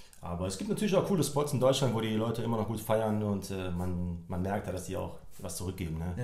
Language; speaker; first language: German; early bilingual, other home language; Croatian